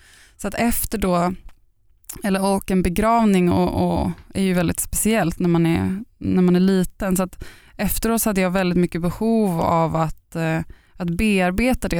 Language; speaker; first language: Swedish; native; Swedish